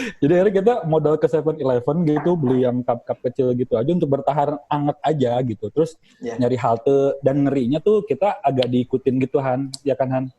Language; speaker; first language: Indonesian; native; Indonesian